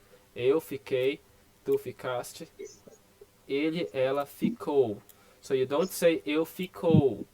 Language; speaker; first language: Portuguese; non-native, fluent; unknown